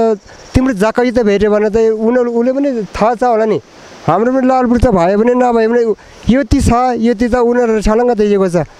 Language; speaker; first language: Nepali; non-native, local second language; Eastern Tamang